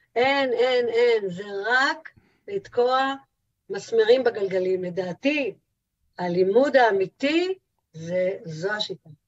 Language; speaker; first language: Hebrew; native; Hebrew